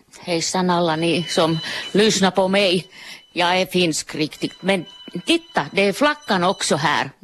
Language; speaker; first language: Swedish; non-native, local second language; Finnish